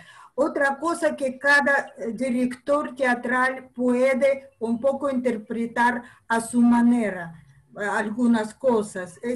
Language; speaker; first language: Spanish; non-native, fluent; Russian